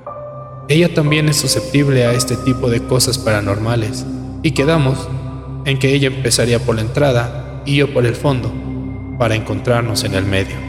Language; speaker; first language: Spanish; native; Spanish